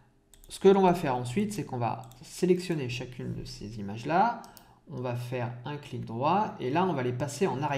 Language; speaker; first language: French; native; French